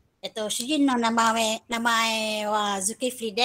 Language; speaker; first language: Japanese; non-native, learner; Malay